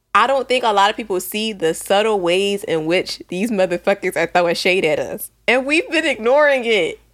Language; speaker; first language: English; native; English